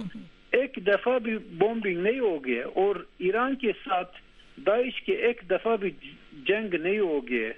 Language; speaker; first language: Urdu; non-native, learner; Turkish